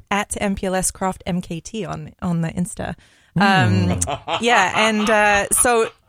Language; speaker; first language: English; native; English